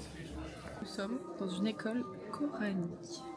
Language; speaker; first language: French; native; French